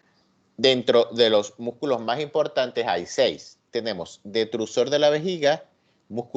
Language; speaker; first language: Spanish; native; Spanish